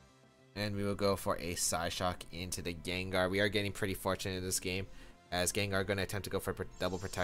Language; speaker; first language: English; native; English